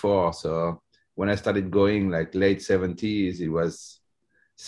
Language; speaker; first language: English; non-native, fluent; French